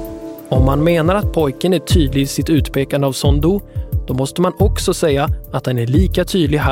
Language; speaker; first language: Swedish; native; Swedish